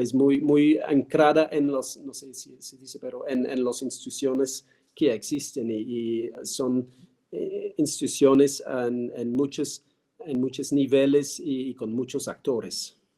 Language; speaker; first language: Spanish; non-native, fluent; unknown